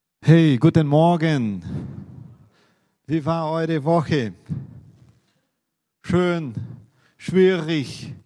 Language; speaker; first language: German; non-native, fluent; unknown